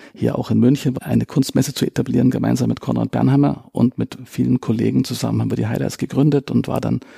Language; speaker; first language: German; native; German